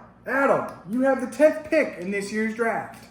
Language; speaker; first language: English; native; English